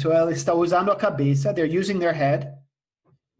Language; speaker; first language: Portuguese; non-native, fluent; English